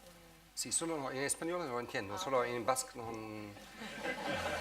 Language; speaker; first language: Spanish; non-native, learner; German